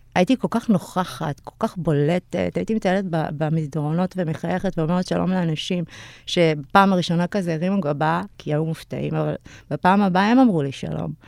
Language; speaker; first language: Hebrew; early bilingual, other home language; Amharic